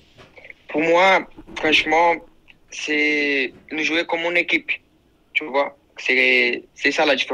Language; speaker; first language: French; non-native, learner; Portuguese